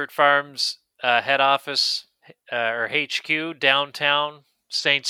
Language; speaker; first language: English; native; English